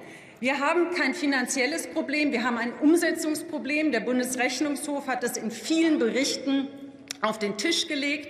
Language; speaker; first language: German; native; German